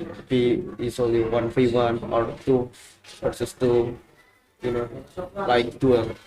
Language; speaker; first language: English; non-native, learner; Indonesian